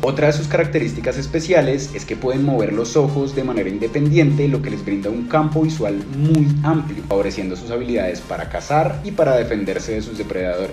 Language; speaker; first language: Spanish; native; Spanish